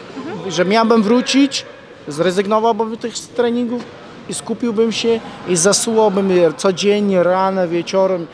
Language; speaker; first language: Polish; non-native, fluent; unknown